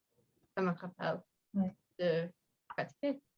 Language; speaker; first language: French; non-native, learner; English